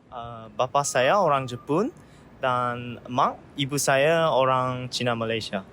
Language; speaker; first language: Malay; early bilingual, other home language; Japanese